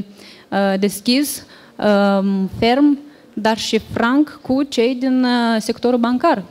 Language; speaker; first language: Romanian; native; Romanian